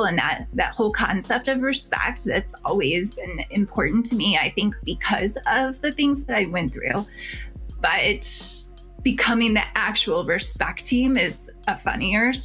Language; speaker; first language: English; native; English